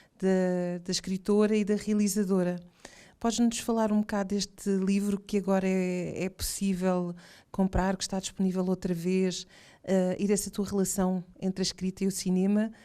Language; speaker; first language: Portuguese; native; Portuguese